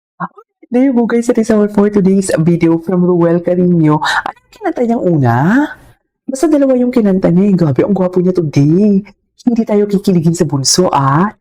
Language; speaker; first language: Filipino; non-native, local second language; Hiligaynon